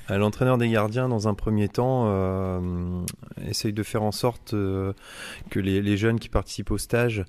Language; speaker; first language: French; native; French